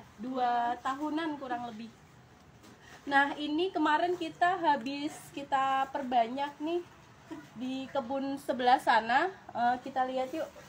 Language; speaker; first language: Indonesian; native; Indonesian